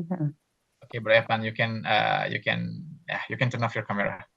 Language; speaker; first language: English; non-native, fluent; Indonesian